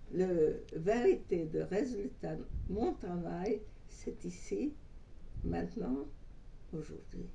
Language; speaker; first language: French; non-native, fluent; Hungarian